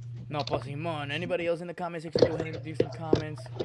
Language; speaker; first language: English; early bilingual, other home language; Spanish